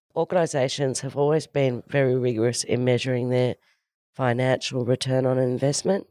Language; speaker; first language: English; native; English